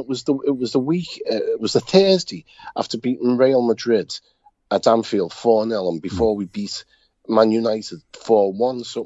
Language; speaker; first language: English; native; English